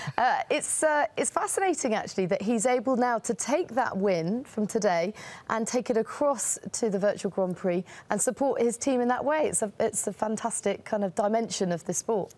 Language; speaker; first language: English; native; English